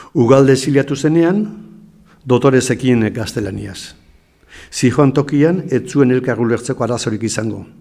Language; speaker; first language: Basque; native; Basque